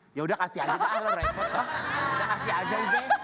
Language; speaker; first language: Indonesian; native; Indonesian